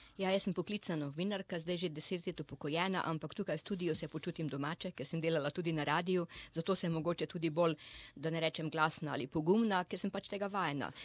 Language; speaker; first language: Slovenian; native; Slovenian